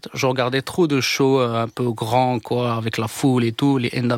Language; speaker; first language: French; non-native, local second language; Arabic